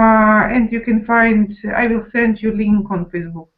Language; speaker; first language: English; non-native, learner; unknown